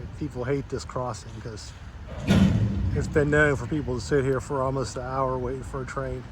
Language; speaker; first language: English; native; English